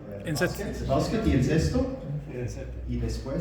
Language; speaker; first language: Spanish; non-native, learner; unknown